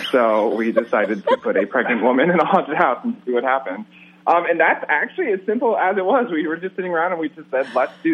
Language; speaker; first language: English; native; English